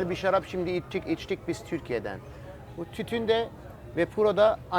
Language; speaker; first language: Turkish; early bilingual, heritage; Turkish